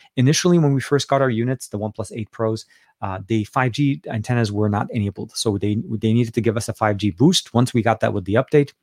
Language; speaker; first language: English; non-native, fluent; Arabic